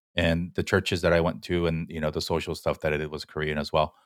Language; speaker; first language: English; early bilingual, other home language; Korean